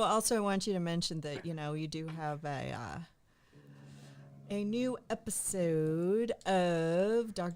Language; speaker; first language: English; native; English